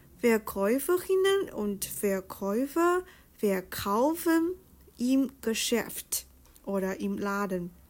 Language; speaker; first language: German; non-native, fluent; Chinese